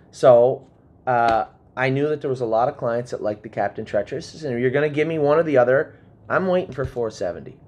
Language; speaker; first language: English; native; English